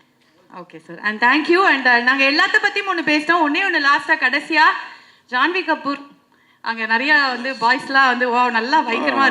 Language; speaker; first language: Tamil; native; Tamil